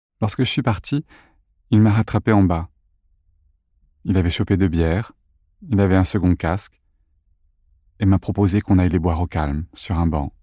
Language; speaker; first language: French; native; French